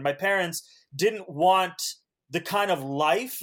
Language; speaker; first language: English; early bilingual, other home language; Hungarian